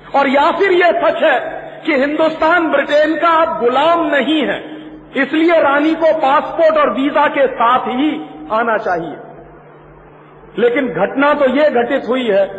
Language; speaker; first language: Hindi; native; Hindi